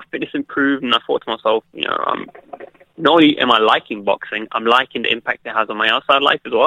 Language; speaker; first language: English; native; English